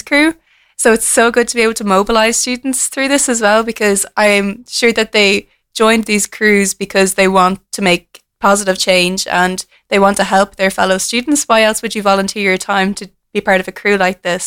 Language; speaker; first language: English; native; English